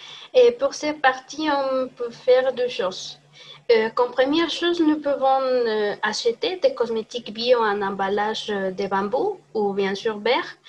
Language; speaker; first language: French; non-native, learner; Spanish